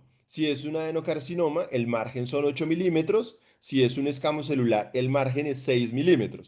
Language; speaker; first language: Spanish; native; Spanish